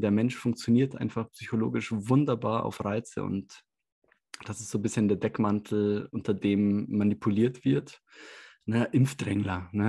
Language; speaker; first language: German; native; German